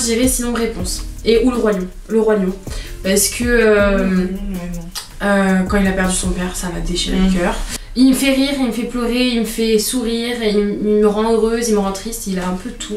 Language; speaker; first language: French; native; French